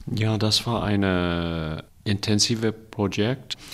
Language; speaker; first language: German; non-native, fluent; English